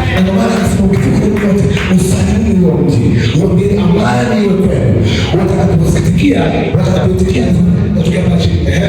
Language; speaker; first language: Swahili; non-native, local second language; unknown